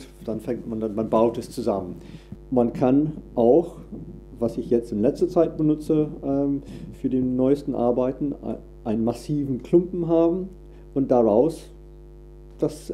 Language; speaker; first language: German; non-native, fluent; English